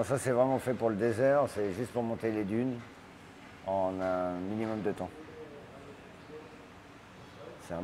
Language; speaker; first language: French; native; French